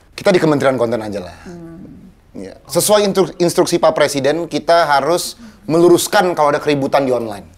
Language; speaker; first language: Indonesian; native; Indonesian